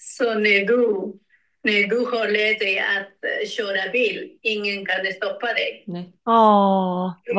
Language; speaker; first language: Swedish; non-native, learner; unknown